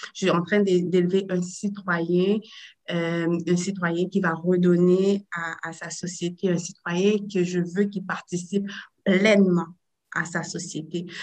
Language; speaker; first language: French; native; French